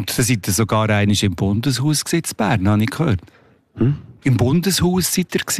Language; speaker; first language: German; native; German